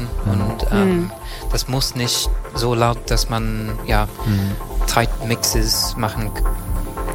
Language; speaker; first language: German; non-native, fluent; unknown